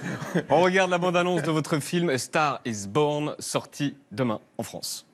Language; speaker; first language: French; native; French